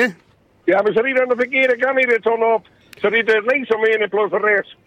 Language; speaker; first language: Dutch; native; Dutch